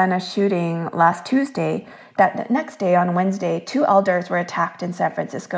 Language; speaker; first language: English; early bilingual, other home language; Korean